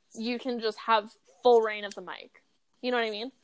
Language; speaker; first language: English; native; English